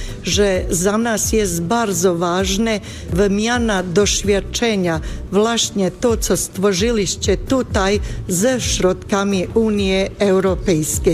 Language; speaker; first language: Polish; non-native, fluent; Bosnian